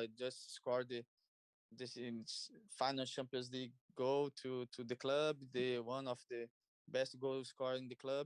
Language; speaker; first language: English; non-native, learner; Portuguese